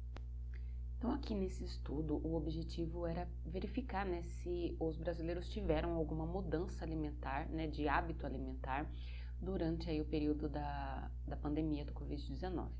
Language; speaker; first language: Portuguese; native; Portuguese